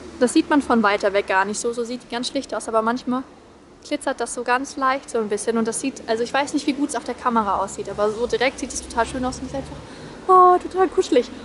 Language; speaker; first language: German; native; German